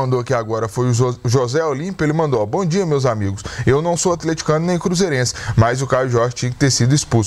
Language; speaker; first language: Portuguese; native; Portuguese